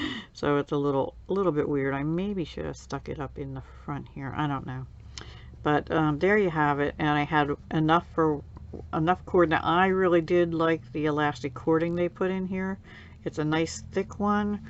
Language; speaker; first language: English; native; English